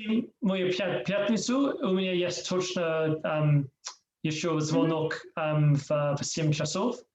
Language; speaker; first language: Russian; non-native, learner; English